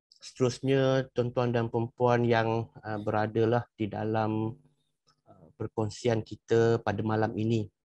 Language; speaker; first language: Malay; native; Malay